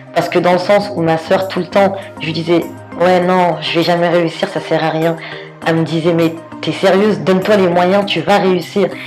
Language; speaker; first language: French; early bilingual, other home language; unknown